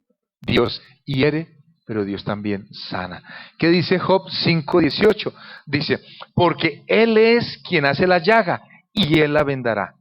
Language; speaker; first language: Spanish; native; Spanish